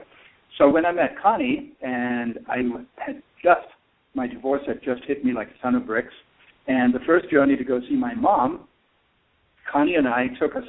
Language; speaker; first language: English; native; English